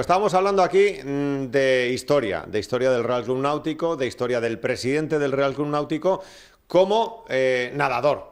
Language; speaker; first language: Spanish; native; Spanish